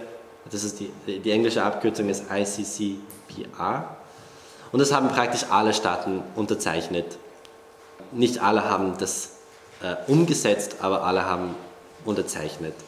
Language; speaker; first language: German; non-native, fluent; English